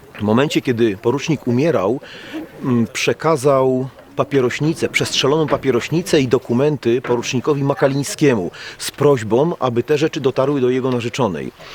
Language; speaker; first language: Polish; native; Polish